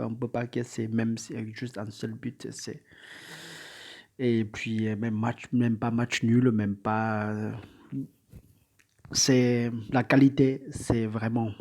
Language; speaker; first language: French; non-native, learner; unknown